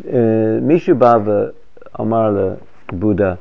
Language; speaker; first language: Hebrew; non-native, fluent; English